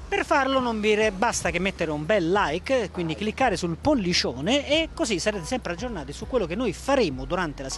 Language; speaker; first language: Italian; native; Italian